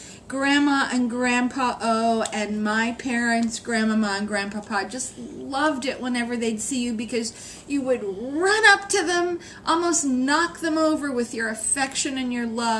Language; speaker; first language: English; native; English